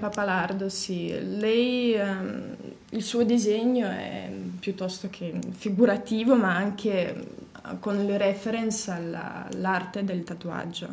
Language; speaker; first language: Italian; non-native, fluent; Latvian